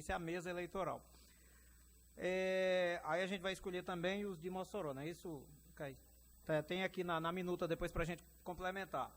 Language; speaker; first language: Portuguese; native; Portuguese